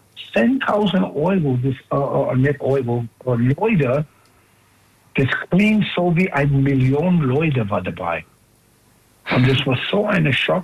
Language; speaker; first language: German; non-native, learner; English